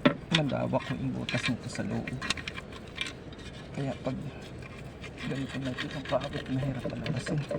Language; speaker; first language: Filipino; native; Filipino